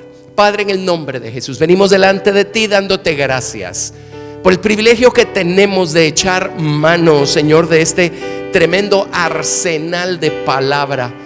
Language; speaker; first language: Spanish; native; Spanish